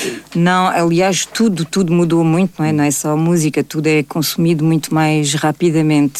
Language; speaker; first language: Portuguese; early bilingual, heritage; Portuguese